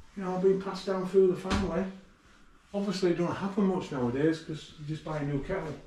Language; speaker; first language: English; native; English